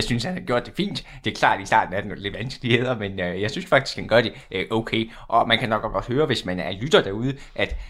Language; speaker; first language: Danish; native; Danish